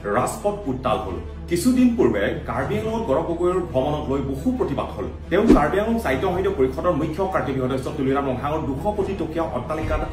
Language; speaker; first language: Assamese; non-native, local second language; Karbi